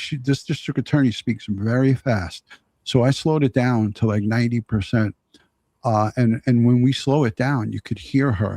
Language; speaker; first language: English; native; English